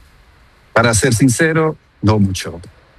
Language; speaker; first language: Spanish; non-native, fluent; Dutch